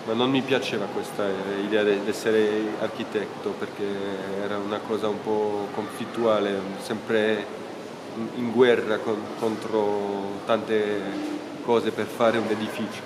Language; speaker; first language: Italian; non-native, fluent; French